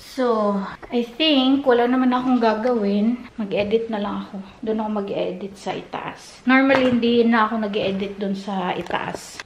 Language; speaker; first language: Filipino; non-native, local second language; Cebuano